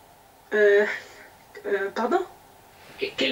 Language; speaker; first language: French; non-native, local second language; Arabic